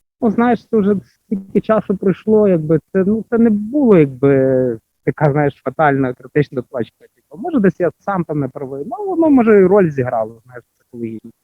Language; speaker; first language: Ukrainian; native; Ukrainian